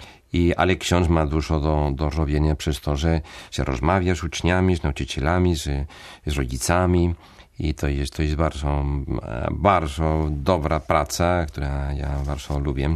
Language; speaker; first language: Polish; non-native, fluent; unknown